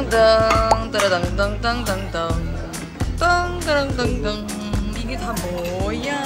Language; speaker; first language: Korean; non-native, fluent; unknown